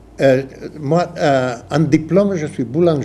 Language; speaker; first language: French; non-native, fluent; Croatian